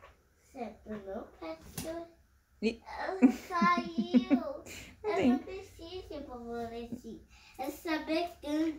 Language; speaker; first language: Portuguese; early bilingual, heritage; Portuguese